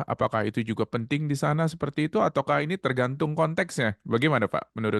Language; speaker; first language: Indonesian; native; Indonesian